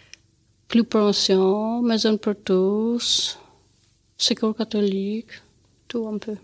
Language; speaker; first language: French; non-native, learner; Albanian